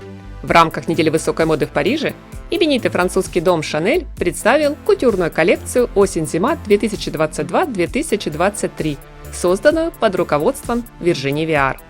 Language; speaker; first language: Russian; native; Russian